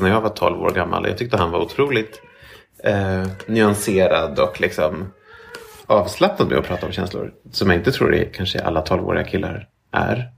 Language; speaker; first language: Swedish; native; Swedish